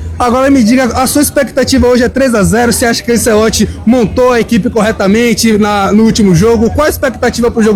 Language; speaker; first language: Portuguese; native; Portuguese